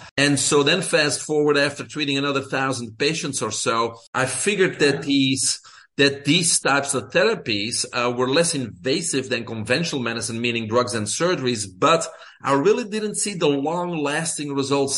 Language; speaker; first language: English; non-native, fluent; Dutch